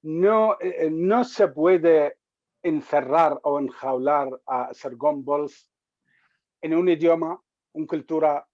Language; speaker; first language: Spanish; non-native, fluent; Arabic